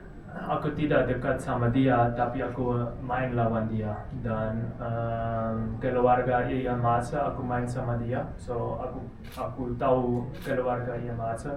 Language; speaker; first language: Indonesian; non-native, learner; Dutch